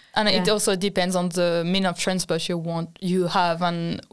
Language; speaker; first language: English; non-native, fluent; French